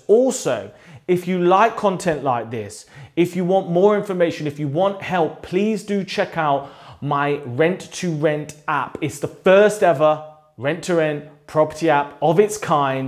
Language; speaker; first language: English; native; English